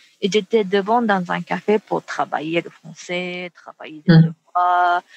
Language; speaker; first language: French; non-native, fluent; Japanese